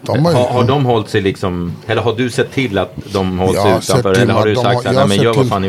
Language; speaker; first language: Swedish; native; Swedish